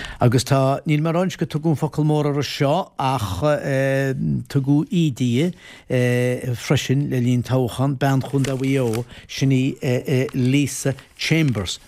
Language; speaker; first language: Irish; native; Irish